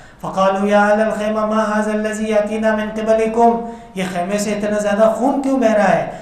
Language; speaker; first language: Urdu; non-native, local second language; Pashto